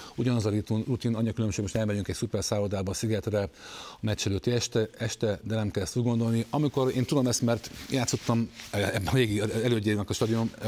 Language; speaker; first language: Hungarian; native; Hungarian